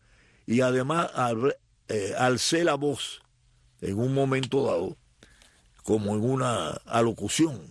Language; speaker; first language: Spanish; native; Spanish